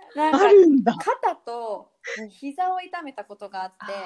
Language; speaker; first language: Japanese; native; Japanese